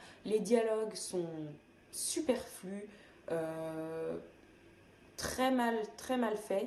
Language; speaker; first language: French; native; French